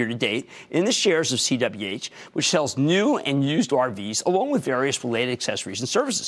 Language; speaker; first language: English; native; English